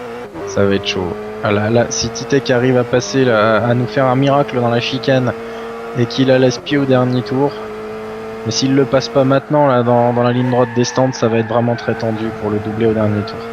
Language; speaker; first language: French; native; French